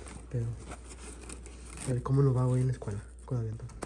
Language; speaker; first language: Spanish; early bilingual, heritage; Spanish